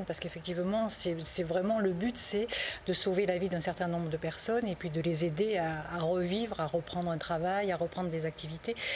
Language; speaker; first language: French; native; French